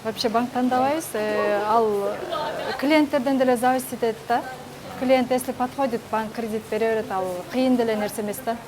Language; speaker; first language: Russian; non-native, local second language; Kyrgyz